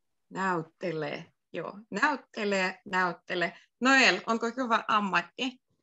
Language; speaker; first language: Finnish; native; Finnish